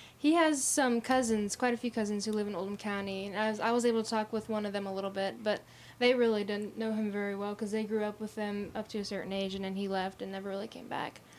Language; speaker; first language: English; native; English